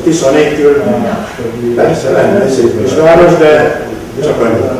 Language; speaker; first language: Hungarian; non-native, local second language; Romanian